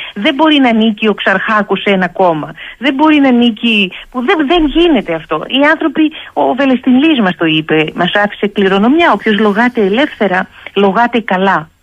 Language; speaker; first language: Greek; native; Greek